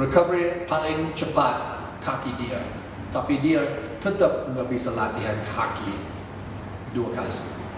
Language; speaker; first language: Indonesian; non-native, fluent; English